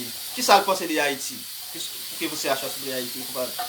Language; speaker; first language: Portuguese; non-native, learner; Haitian Creole